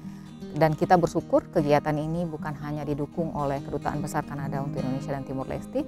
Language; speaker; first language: Indonesian; native; Indonesian